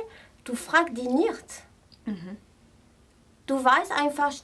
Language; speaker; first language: German; non-native, fluent; French